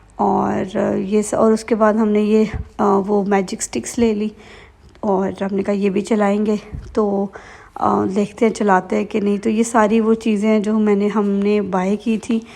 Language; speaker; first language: Urdu; native; Urdu